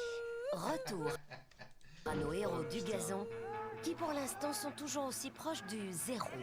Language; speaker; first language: French; native; French